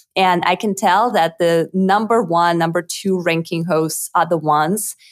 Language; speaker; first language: English; non-native, fluent; Russian